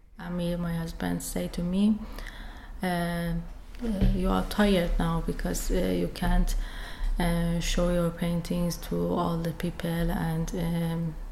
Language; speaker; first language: English; non-native, learner; Persian